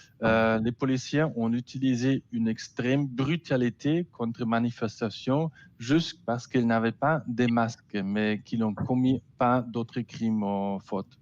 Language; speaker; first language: French; non-native, learner; German